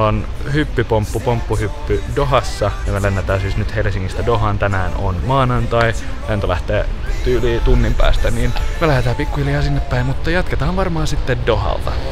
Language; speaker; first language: Finnish; native; Finnish